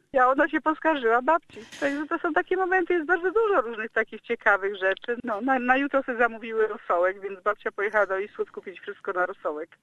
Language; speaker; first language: Polish; native; Polish